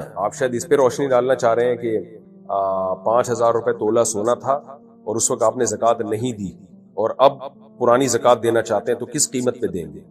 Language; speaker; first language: Urdu; native; Urdu